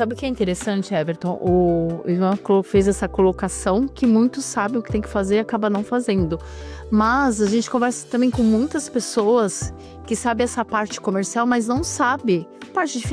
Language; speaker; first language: Portuguese; native; Portuguese